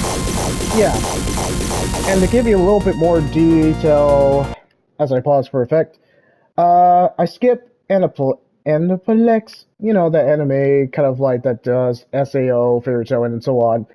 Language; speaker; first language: English; native; English